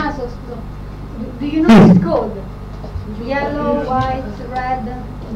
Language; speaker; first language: English; non-native, fluent; Italian